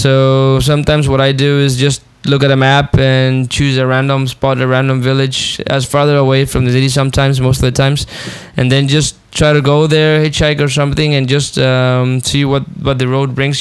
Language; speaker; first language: English; non-native, fluent; Spanish